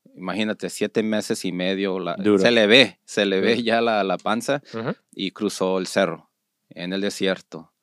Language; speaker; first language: Spanish; early bilingual, heritage; Spanish